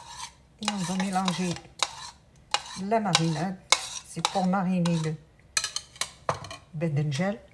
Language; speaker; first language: French; non-native, local second language; Arabic